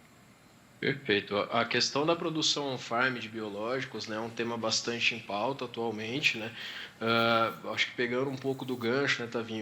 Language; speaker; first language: Portuguese; native; Portuguese